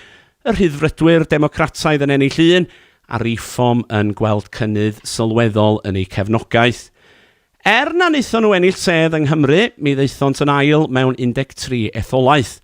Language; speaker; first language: Welsh; native; Welsh